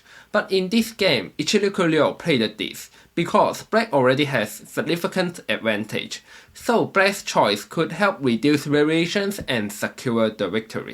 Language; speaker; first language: English; non-native, fluent; Chinese